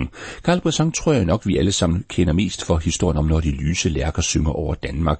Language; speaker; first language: Danish; native; Danish